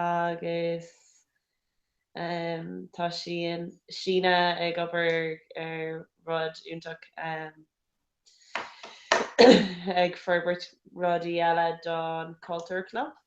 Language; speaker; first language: Irish; non-native, local second language; English